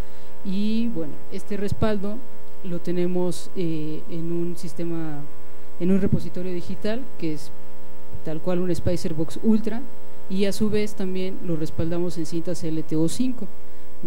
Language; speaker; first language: Spanish; native; Spanish